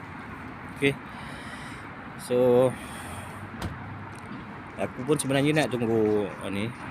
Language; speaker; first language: Malay; native; Malay